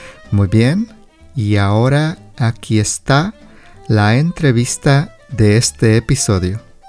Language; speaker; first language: Spanish; native; Spanish